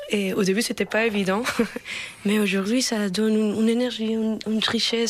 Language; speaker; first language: French; non-native, fluent; Spanish